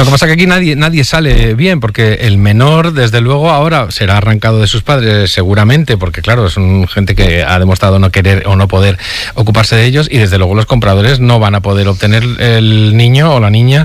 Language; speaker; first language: Spanish; native; Spanish